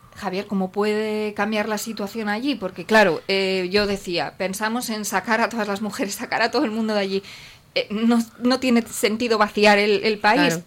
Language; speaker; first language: Spanish; native; Spanish